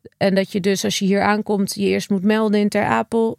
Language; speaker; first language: Dutch; native; Dutch